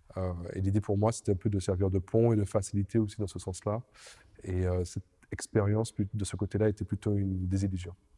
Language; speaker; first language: French; native; French